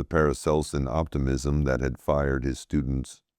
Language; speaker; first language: English; native; English